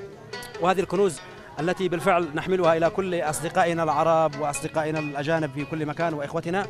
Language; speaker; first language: Arabic; native; Arabic